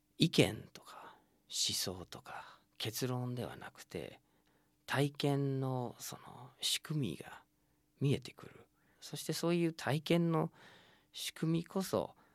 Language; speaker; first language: Japanese; non-native, fluent; English